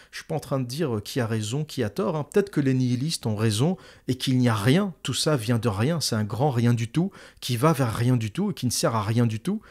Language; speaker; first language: French; native; French